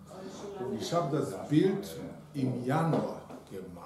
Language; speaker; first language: German; non-native, fluent; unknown